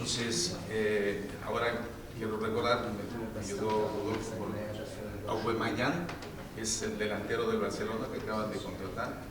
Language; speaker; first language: Spanish; native; Spanish